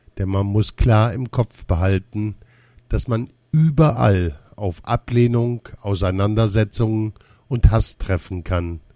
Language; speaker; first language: German; early bilingual, other home language; Russian